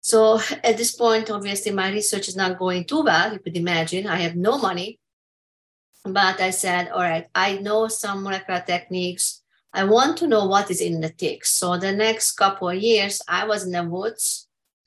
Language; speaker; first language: English; non-native, fluent; Hungarian